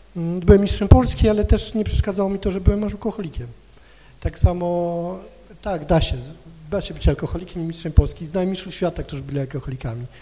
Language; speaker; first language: Polish; non-native, local second language; Kashubian